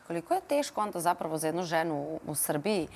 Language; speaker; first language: Serbian; native; Serbian